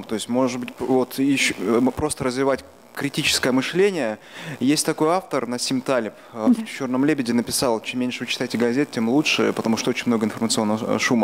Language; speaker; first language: Russian; native; Russian